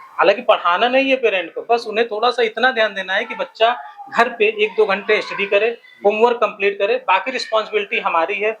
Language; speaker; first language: Hindi; native; Hindi